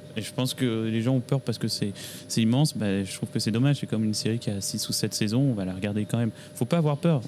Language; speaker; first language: French; native; French